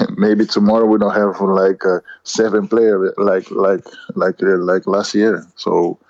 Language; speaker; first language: English; non-native, learner; Kabuverdianu